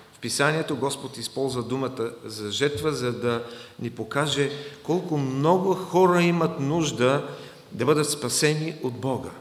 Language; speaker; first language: Bulgarian; non-native, fluent; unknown